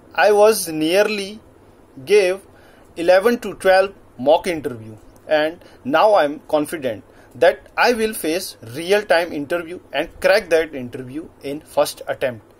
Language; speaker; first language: English; non-native, local second language; Hindi